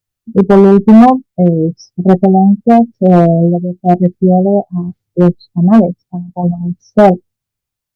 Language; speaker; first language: Spanish; non-native, fluent; Chinese